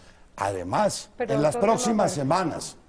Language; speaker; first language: Spanish; native; Spanish